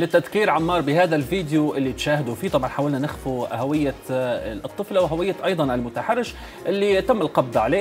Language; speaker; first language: Arabic; native; Arabic